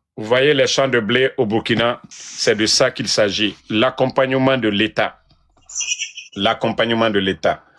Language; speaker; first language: French; non-native, local second language; Mandingo